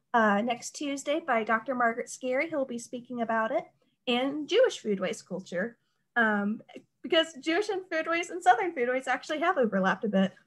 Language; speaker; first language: English; native; English